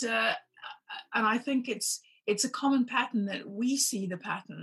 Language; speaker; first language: English; native; English